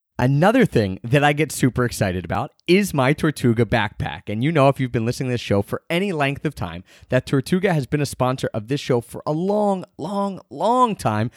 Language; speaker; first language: English; native; English